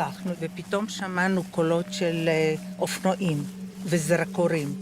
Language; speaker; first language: Hebrew; early bilingual, other home language; Croatian